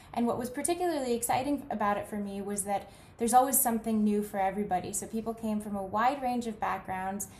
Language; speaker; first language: English; native; English